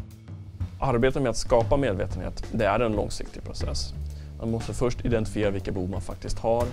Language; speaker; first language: Swedish; native; Swedish